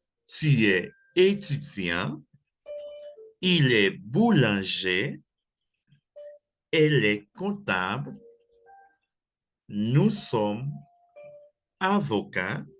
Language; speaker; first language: French; non-native, fluent; Spanish